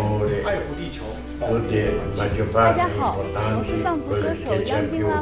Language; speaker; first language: Italian; non-native, fluent; Tibetan